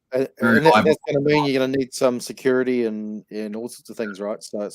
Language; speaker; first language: English; native; English